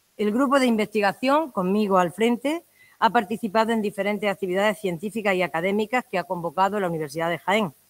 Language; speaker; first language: Spanish; native; Spanish